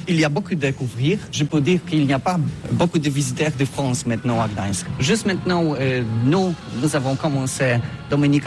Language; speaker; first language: French; non-native, learner; Polish